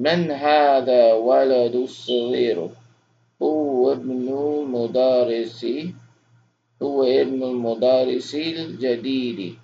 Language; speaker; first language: Arabic; non-native, fluent; English